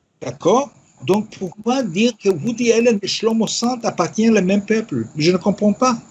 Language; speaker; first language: French; non-native, fluent; Yiddish